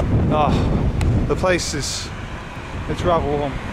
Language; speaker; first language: English; native; English